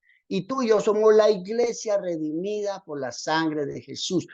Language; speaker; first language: Spanish; native; Spanish